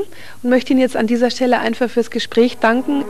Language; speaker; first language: German; native; German